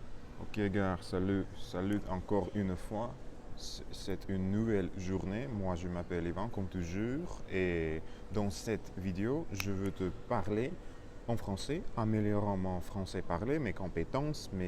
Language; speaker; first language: French; non-native, learner; Russian